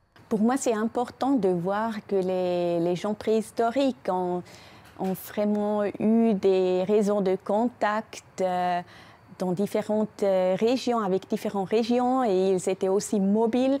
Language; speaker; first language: French; non-native, local second language; German